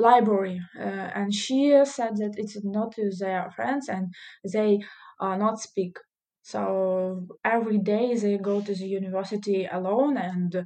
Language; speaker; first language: English; non-native, learner; Russian